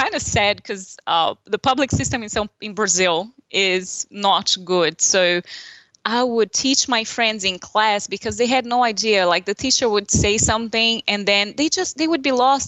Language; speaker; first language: English; non-native, fluent; Portuguese